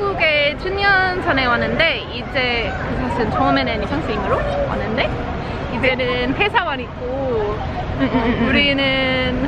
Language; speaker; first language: Korean; non-native, learner; English